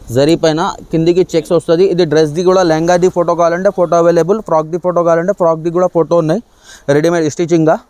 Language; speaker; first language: Telugu; non-native, local second language; Urdu